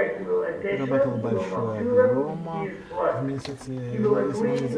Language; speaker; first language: Russian; non-native, local second language; Azerbaijani